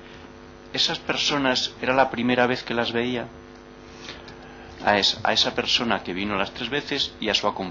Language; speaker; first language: Spanish; native; Spanish